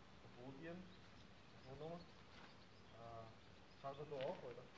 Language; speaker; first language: German; native; German